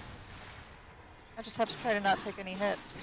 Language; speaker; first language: English; native; English